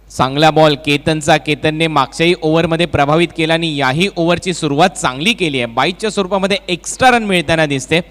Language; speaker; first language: Marathi; native; Marathi